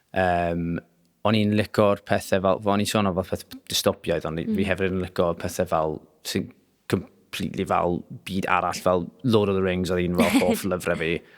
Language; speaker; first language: Welsh; non-native, local second language; English